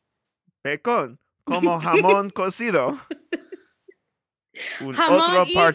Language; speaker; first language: Spanish; non-native, learner; English